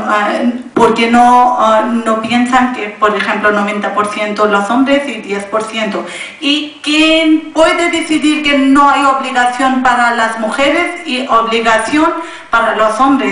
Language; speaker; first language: Spanish; non-native, learner; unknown